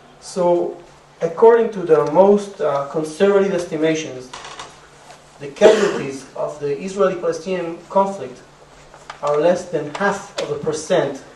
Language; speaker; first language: English; non-native, fluent; Hebrew